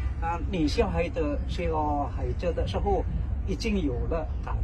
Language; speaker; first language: Chinese; non-native, learner; Indonesian